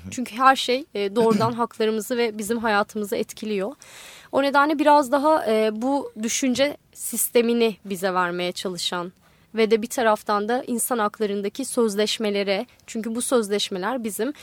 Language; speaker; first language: Turkish; native; Turkish